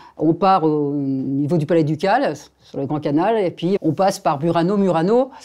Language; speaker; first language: French; native; French